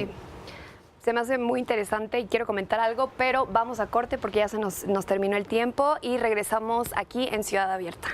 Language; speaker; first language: Spanish; native; Spanish